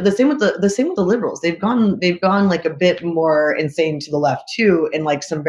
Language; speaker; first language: English; native; English